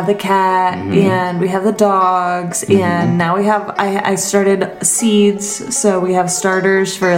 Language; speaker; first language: English; native; English